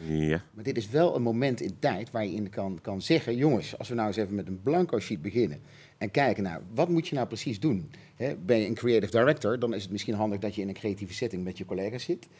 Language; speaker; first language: Dutch; native; Dutch